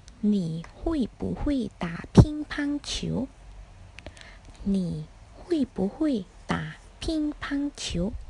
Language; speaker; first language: Chinese; non-native, fluent; Thai